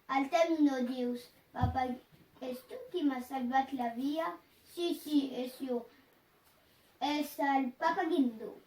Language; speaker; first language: Catalan; non-native, local second language; French